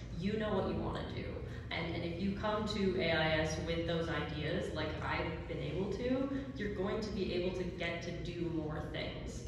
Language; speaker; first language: English; native; English